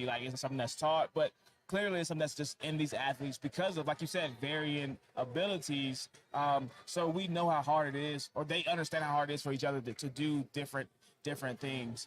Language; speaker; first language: English; native; English